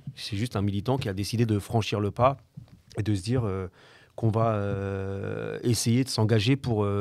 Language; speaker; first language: French; native; French